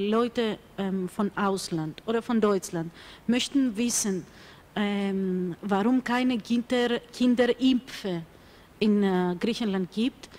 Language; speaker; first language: German; non-native, fluent; Greek